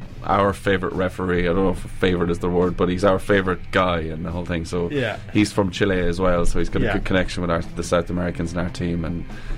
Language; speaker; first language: English; native; English